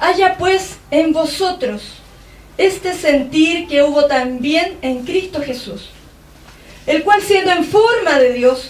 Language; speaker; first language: Spanish; native; Spanish